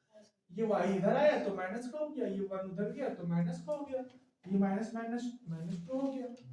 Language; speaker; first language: Hindi; native; Hindi